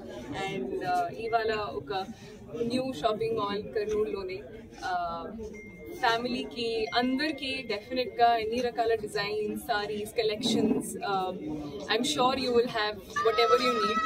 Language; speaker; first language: Telugu; non-native, fluent; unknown